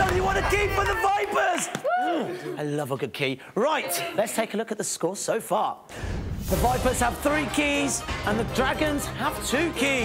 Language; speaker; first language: English; native; English